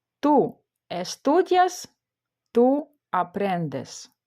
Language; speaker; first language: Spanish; non-native, fluent; Ukrainian